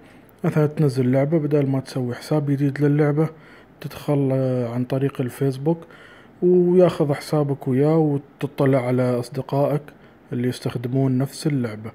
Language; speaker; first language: Arabic; native; Arabic